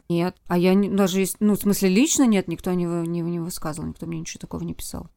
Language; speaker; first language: Russian; native; Russian